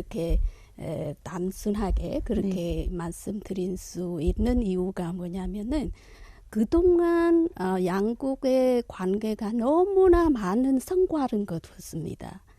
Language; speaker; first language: Korean; non-native, fluent; Vietnamese